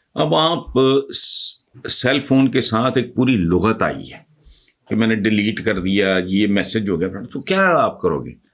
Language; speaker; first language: Urdu; non-native, local second language; Punjabi